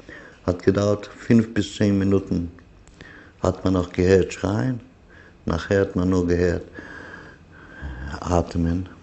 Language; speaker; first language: German; non-native, fluent; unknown